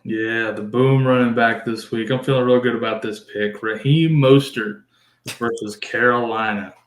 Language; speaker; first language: English; native; English